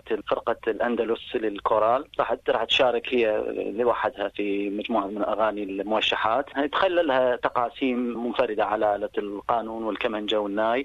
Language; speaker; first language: Arabic; native; Arabic